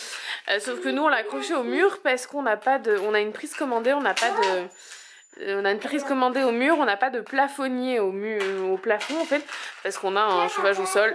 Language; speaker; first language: French; native; French